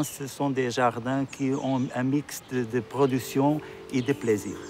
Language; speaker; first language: French; non-native, fluent; Portuguese